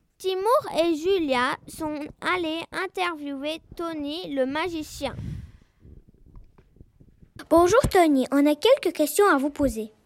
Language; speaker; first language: French; non-native, learner; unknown